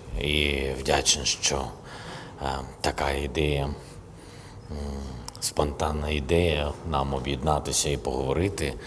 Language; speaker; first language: Ukrainian; non-native, local second language; Russian